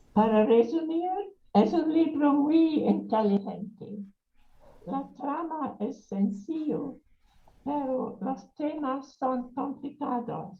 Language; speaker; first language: Spanish; non-native, learner; English